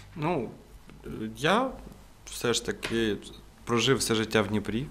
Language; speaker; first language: Ukrainian; native; Ukrainian